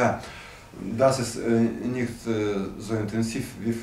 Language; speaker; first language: German; non-native, learner; Russian